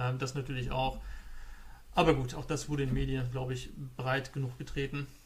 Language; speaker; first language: German; native; German